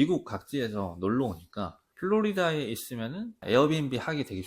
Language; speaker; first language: Korean; native; Korean